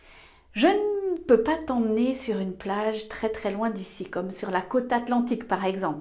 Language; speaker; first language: French; native; French